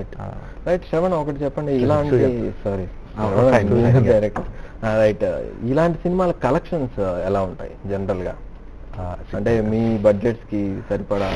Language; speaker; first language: Telugu; native; Telugu